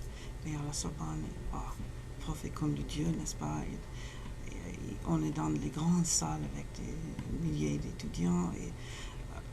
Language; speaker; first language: French; non-native, fluent; English